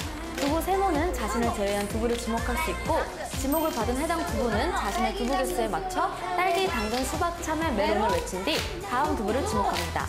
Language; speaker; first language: Korean; native; Korean